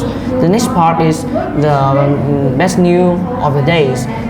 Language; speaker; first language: English; non-native, learner; Vietnamese